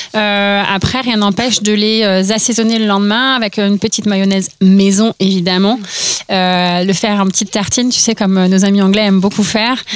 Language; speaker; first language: French; native; French